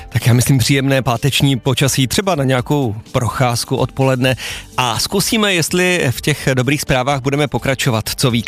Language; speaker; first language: Czech; native; Czech